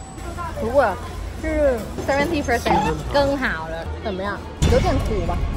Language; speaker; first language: Chinese; non-native, learner; Thai